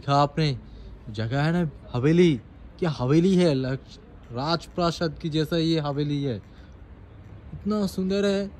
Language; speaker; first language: Hindi; non-native, learner; Bangla